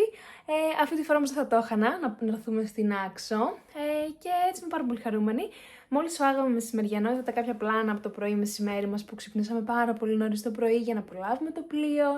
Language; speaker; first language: Greek; native; Greek